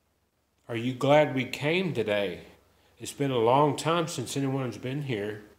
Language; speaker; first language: English; native; English